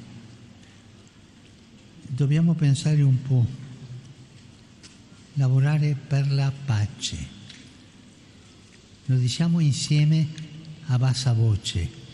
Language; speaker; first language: Italian; non-native, fluent; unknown